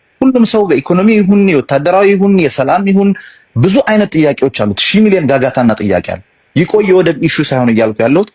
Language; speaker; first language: Amharic; non-native, local second language; Tigrinya